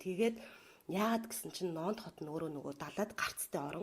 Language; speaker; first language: Mongolian; native; Mongolian